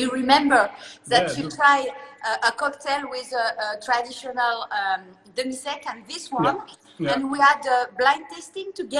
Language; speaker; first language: English; non-native, learner; French